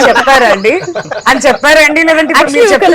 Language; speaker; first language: Telugu; native; Telugu